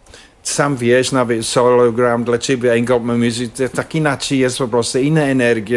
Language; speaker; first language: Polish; non-native, fluent; English